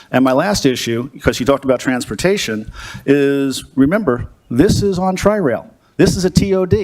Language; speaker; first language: English; native; English